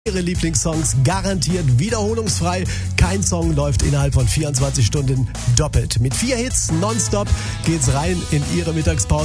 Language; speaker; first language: German; native; German